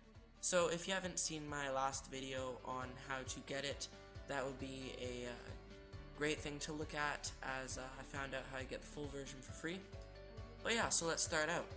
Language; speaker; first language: English; native; English